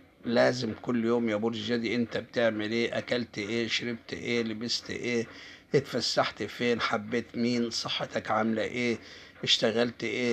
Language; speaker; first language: Arabic; native; Arabic